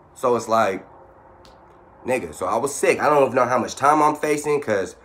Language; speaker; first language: English; native; English